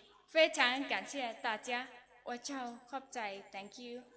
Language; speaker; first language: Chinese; non-native, learner; Lao